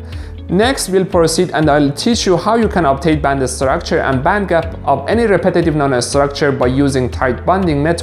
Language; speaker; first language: English; non-native, fluent; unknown